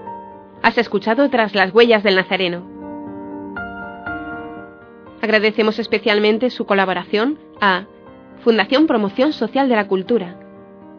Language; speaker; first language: Spanish; native; Spanish